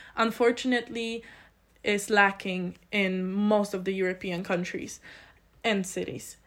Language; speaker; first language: English; non-native, fluent; Polish